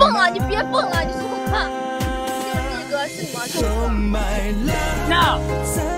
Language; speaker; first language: Chinese; native; Chinese